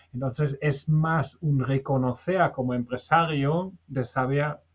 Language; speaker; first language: Spanish; non-native, fluent; German